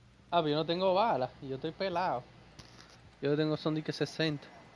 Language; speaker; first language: Spanish; early bilingual, heritage; Spanish